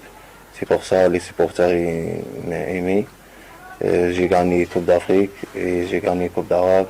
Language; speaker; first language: French; non-native, learner; Arabic